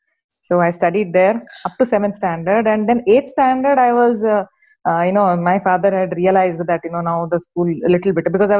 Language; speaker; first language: English; non-native, local second language; Kannada